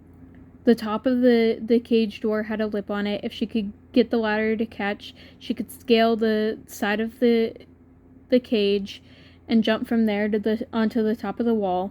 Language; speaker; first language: English; native; English